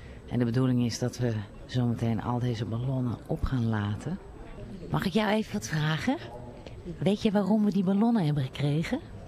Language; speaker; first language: Dutch; native; Dutch